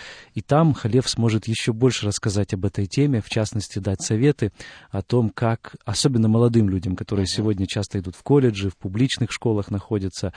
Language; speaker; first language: Russian; native; Russian